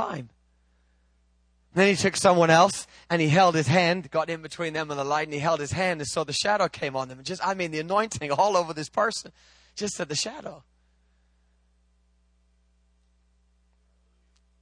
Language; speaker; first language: English; native; English